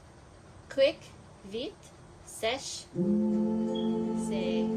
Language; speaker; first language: French; non-native, fluent; English